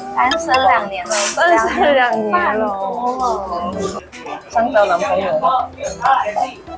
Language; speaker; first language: Chinese; non-native, fluent; Korean